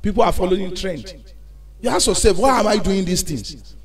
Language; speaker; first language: English; non-native, local second language; Yoruba